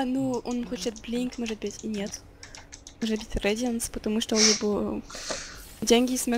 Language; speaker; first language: Russian; non-native, learner; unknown